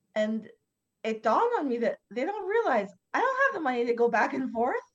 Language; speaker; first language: English; native; English